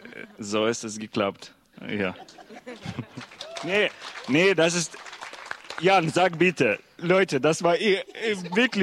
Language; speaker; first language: German; non-native, learner; Russian